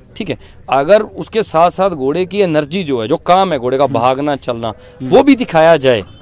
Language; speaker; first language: Hindi; native; Hindi